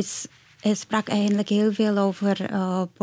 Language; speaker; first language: Dutch; non-native, fluent; Indonesian